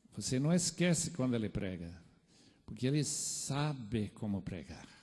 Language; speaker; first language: Portuguese; non-native, fluent; English